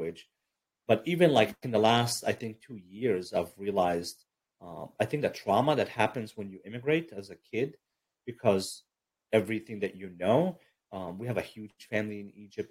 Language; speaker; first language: English; early bilingual, other home language; Arabic